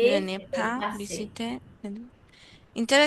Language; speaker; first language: French; non-native, learner; Spanish